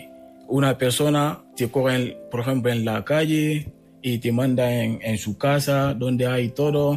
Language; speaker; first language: Spanish; non-native, fluent; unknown